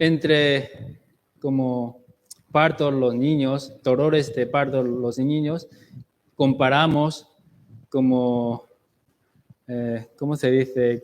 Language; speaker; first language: Spanish; non-native, learner; Chinese